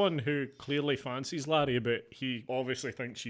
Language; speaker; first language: English; native; English